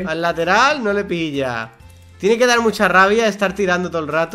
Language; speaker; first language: Spanish; native; Spanish